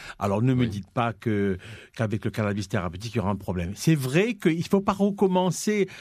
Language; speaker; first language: French; non-native, local second language; Morisyen